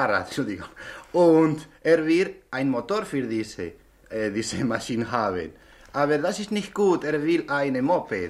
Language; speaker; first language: German; non-native, learner; Spanish